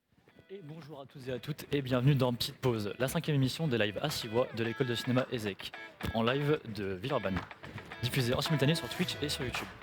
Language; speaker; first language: French; native; French